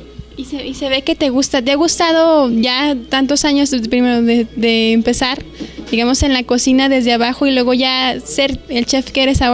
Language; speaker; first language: Spanish; native; Spanish